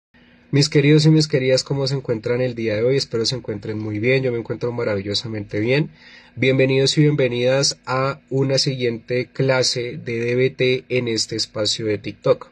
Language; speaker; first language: Spanish; native; Spanish